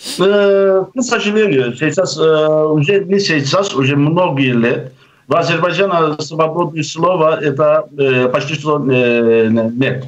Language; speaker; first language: Russian; non-native, local second language; Azerbaijani